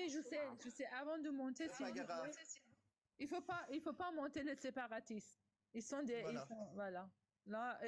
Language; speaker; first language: French; non-native, fluent; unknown